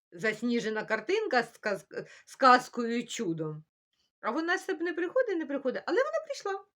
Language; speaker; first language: Ukrainian; non-native, local second language; Russian